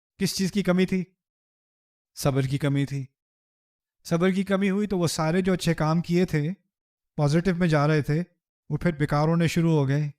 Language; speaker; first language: Urdu; native; Urdu